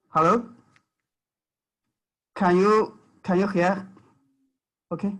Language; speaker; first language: English; non-native, fluent; Chinese